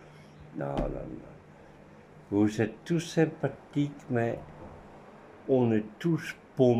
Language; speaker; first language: French; non-native, fluent; Dutch